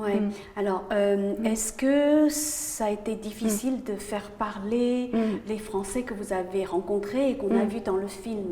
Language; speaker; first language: French; native; French